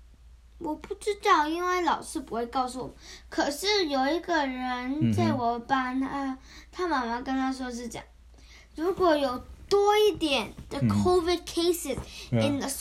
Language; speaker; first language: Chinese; early bilingual, heritage; Chinese